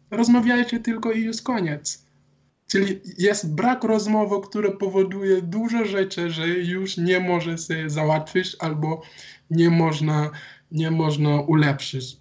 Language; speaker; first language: Polish; non-native, learner; Wolof